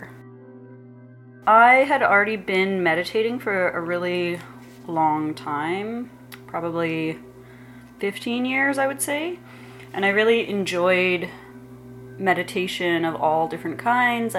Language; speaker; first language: English; native; English